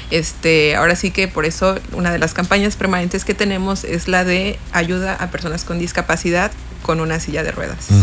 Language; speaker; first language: Spanish; native; Spanish